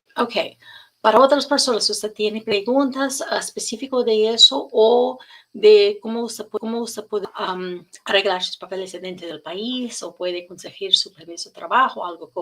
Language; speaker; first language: Spanish; non-native, learner; English